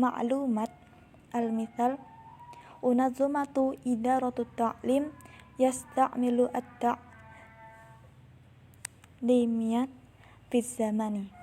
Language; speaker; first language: Arabic; non-native, learner; Indonesian